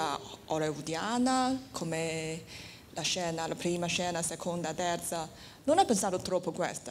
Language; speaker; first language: Italian; non-native, learner; Chinese